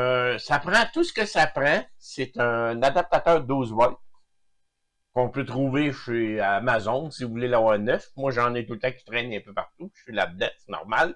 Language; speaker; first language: French; native; French